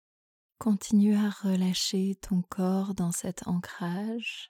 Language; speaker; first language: French; native; French